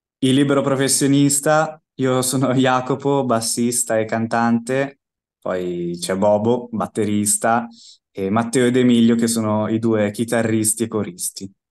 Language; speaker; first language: Italian; native; Italian